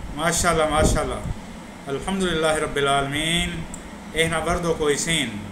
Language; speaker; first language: Urdu; non-native, local second language; Punjabi